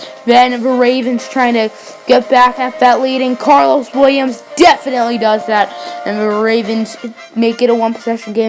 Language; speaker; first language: English; native; English